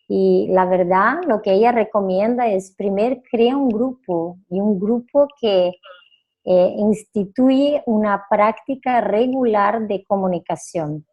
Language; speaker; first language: Spanish; non-native, fluent; Portuguese